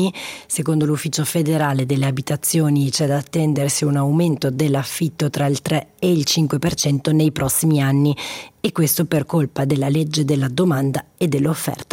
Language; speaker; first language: Italian; native; Italian